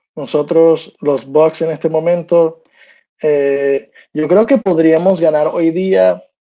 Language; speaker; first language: Spanish; early bilingual, heritage; Spanish